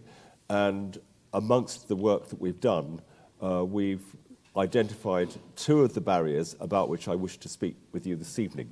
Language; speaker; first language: English; native; English